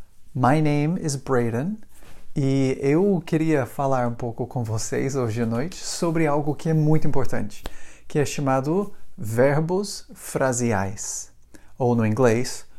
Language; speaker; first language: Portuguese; non-native, fluent; English